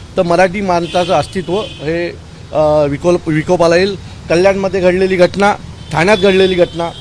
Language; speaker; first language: Marathi; native; Marathi